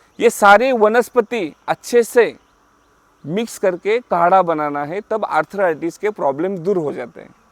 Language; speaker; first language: Hindi; non-native, local second language; Marathi